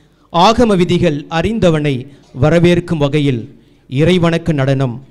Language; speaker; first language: Tamil; native; Tamil